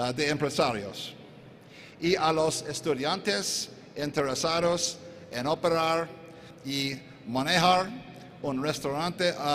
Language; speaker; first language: Spanish; non-native, fluent; English